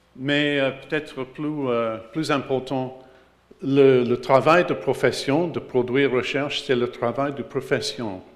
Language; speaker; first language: French; non-native, learner; English